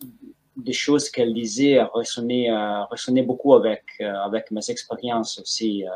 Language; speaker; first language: French; non-native, fluent; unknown